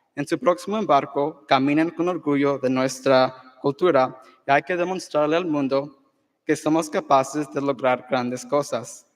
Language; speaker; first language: Spanish; early bilingual, heritage; Spanish